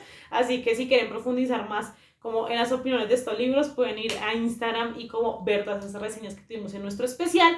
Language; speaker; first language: Spanish; native; Spanish